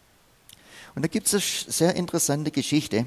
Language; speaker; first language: German; non-native, fluent; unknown